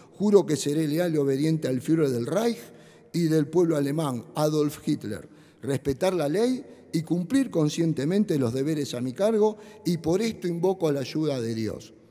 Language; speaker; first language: Spanish; native; Spanish